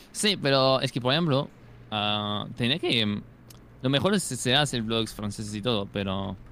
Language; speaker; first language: Spanish; non-native, fluent; French